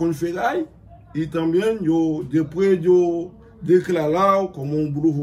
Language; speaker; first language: Spanish; non-native, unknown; Haitian Creole